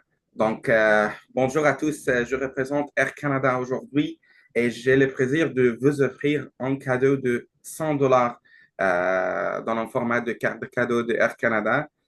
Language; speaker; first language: French; non-native, learner; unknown